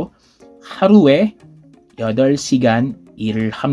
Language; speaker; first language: Korean; non-native, fluent; Filipino